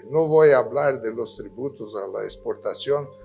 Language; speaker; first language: Spanish; non-native, fluent; Portuguese